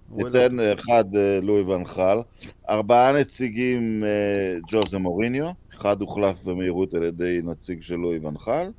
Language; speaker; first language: Hebrew; native; Hebrew